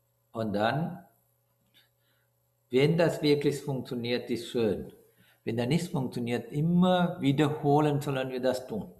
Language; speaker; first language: German; non-native, learner; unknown